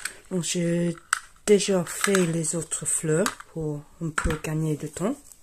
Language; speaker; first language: French; non-native, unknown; English